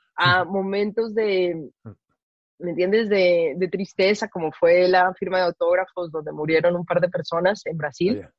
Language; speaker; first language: Spanish; native; Spanish